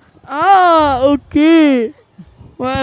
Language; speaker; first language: French; early bilingual, other home language; Albanian